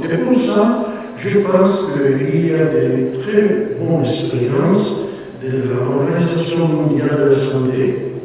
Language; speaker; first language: French; non-native, learner; Spanish